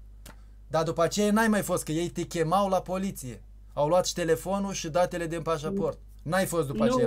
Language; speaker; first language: Romanian; non-native, learner; English